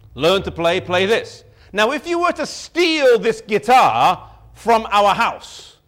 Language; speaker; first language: English; native; English